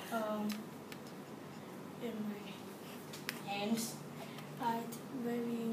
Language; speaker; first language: English; non-native, learner; Vietnamese